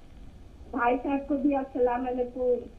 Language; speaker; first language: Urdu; non-native, local second language; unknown